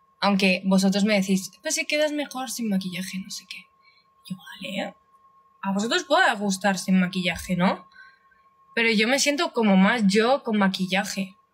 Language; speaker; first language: Spanish; early bilingual, other home language; Russian